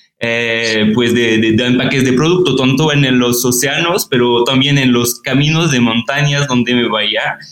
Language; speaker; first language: Spanish; non-native, fluent; French